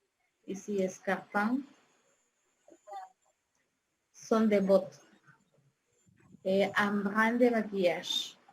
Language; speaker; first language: French; non-native, fluent; Spanish